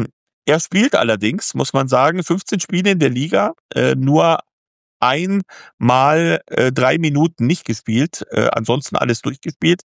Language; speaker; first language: German; native; German